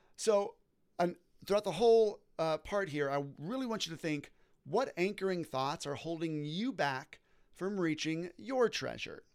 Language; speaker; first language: English; native; English